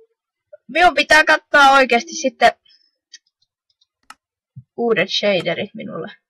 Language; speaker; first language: Finnish; native; Finnish